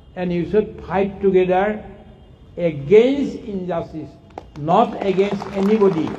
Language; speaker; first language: English; non-native, local second language; Assamese